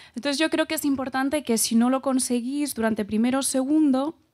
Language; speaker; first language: Spanish; native; Spanish